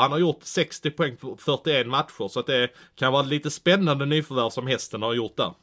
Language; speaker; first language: Swedish; native; Swedish